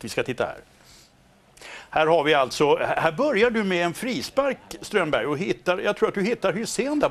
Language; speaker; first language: Swedish; native; Swedish